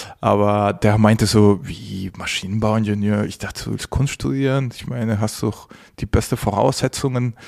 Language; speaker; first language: German; non-native, fluent; Spanish